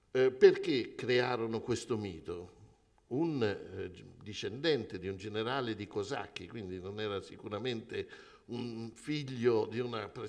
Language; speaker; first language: Italian; native; Italian